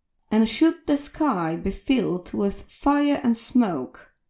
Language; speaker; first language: English; non-native, fluent; Polish